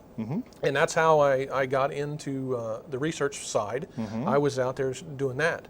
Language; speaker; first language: English; native; English